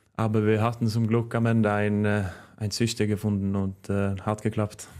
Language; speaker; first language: German; non-native, fluent; Norwegian